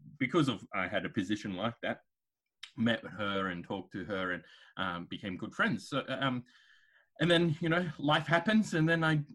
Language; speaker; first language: English; native; English